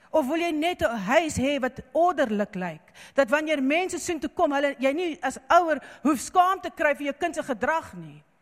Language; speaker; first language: Afrikaans; non-native, local second language; English